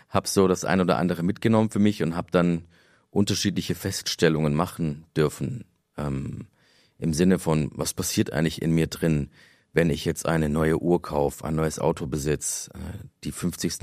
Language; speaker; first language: German; native; German